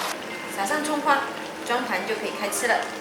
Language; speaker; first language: Chinese; native; Chinese